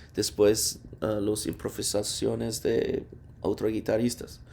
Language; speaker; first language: Spanish; non-native, learner; English